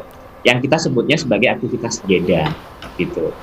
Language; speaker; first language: Indonesian; native; Indonesian